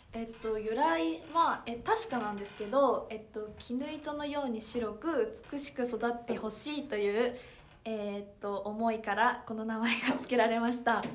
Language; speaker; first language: Japanese; native; Japanese